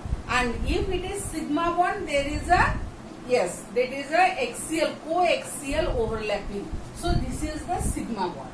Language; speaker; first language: English; non-native, local second language; Marathi